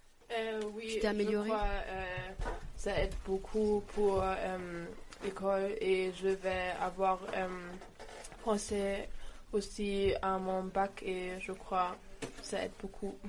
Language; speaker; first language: French; non-native, fluent; German